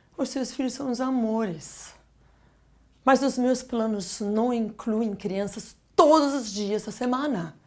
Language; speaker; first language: Portuguese; non-native, fluent; German